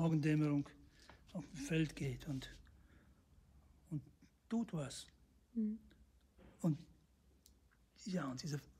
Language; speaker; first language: German; non-native, fluent; Russian